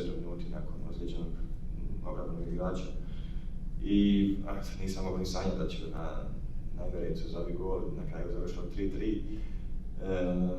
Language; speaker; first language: Croatian; native; Croatian